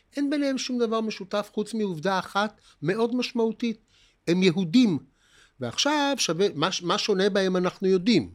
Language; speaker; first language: Hebrew; native; Hebrew